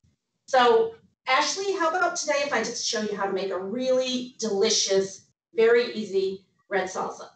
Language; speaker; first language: English; native; English